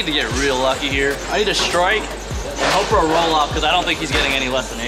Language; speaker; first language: English; native; English